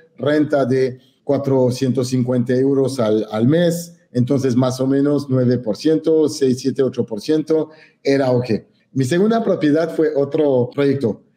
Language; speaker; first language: Spanish; non-native, fluent; French